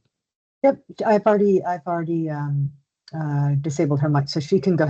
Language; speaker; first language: English; native; English